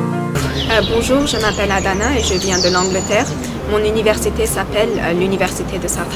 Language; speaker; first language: French; non-native, fluent; English